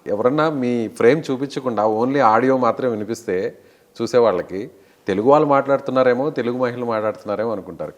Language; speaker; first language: Telugu; native; Telugu